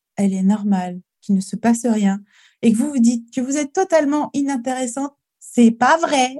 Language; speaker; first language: French; native; French